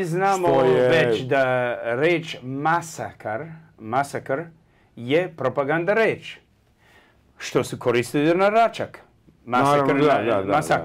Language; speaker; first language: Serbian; early bilingual, heritage; English